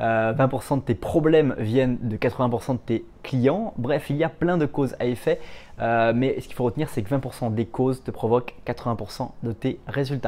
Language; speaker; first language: French; native; French